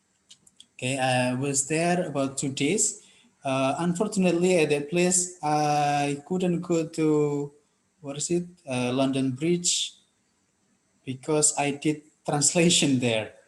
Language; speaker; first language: English; non-native, fluent; Indonesian